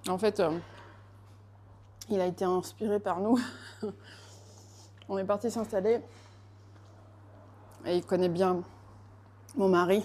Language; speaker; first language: French; native; French